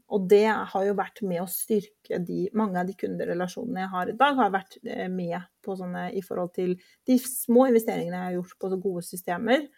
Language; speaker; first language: Norwegian; early bilingual, heritage; Norwegian